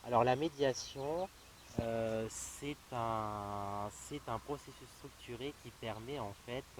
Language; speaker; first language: French; native; French